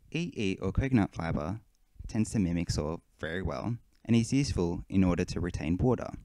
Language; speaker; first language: English; native; English